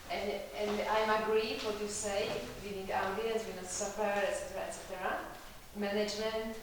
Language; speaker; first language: English; non-native, learner; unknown